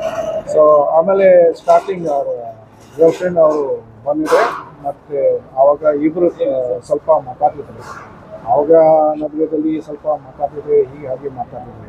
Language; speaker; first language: Kannada; non-native, local second language; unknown